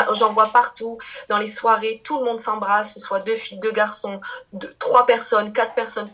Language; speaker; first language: French; early bilingual, other home language; Portuguese